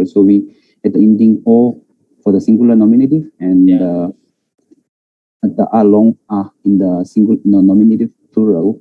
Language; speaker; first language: English; non-native, learner; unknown